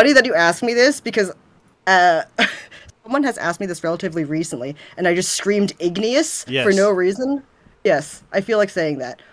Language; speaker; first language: English; native; English